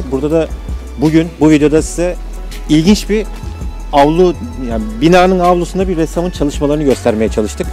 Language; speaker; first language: Turkish; native; Turkish